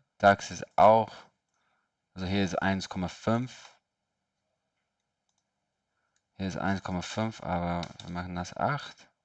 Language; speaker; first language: German; non-native, learner; English